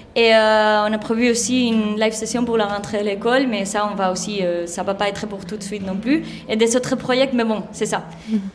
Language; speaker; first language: French; non-native, fluent; Spanish